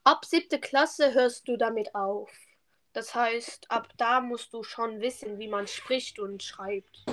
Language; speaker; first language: German; non-native, local second language; Luxembourgish